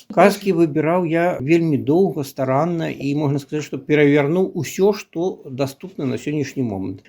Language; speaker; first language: Belarusian; native; Belarusian